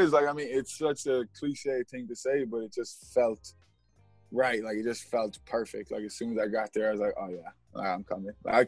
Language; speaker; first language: English; native; English